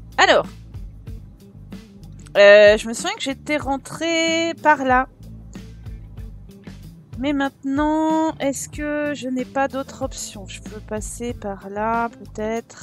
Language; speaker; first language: French; native; French